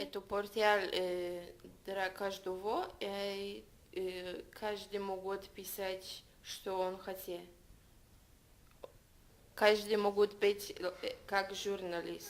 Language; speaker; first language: Russian; non-native, learner; Polish